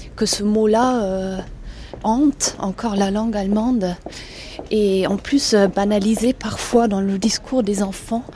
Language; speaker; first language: French; non-native, fluent; German